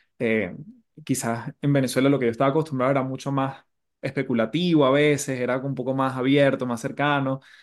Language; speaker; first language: Spanish; native; Spanish